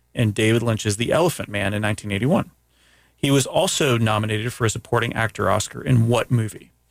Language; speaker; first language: English; early bilingual, other home language; Greek